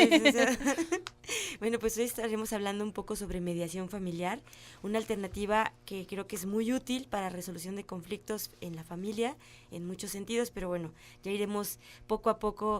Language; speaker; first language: Spanish; native; Spanish